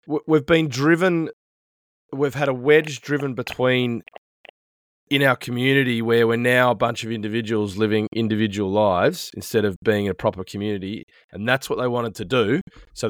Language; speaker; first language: English; native; English